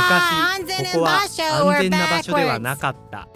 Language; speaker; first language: Japanese; non-native, learner; English